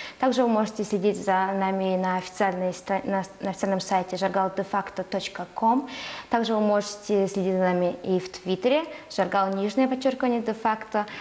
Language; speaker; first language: Russian; non-native, fluent; Mongolian